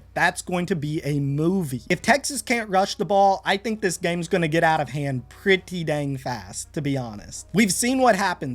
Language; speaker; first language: English; native; English